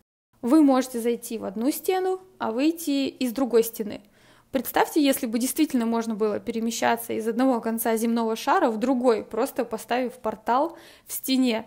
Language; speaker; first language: Russian; native; Russian